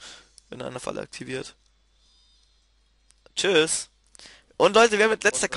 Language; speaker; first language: German; native; German